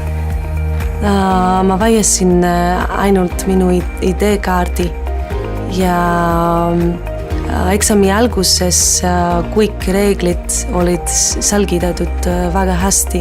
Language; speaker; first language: Estonian; non-native, learner; Greek